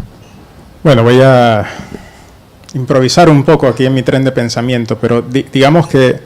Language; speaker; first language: Spanish; native; Spanish